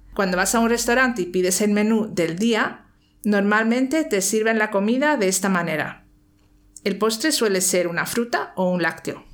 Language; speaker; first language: Spanish; native; Spanish